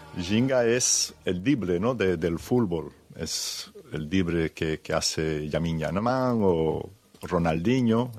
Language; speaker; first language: Spanish; early bilingual, heritage; Spanish